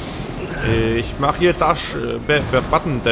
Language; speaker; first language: German; native; German